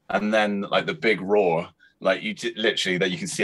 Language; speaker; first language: English; native; English